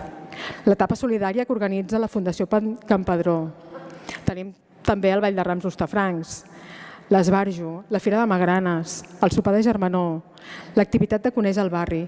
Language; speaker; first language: Catalan; native; Catalan